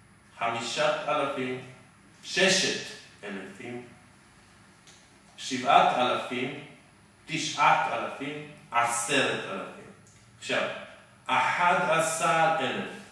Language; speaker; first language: Hebrew; non-native, fluent; Serbian